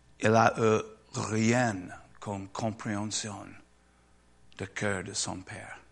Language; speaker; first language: French; non-native, learner; English